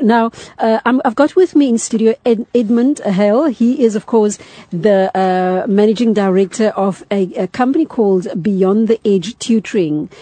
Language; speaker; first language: English; non-native, local second language; Afrikaans